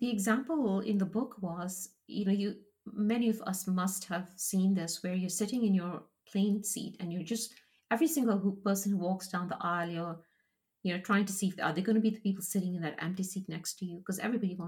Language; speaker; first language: English; non-native, local second language; Punjabi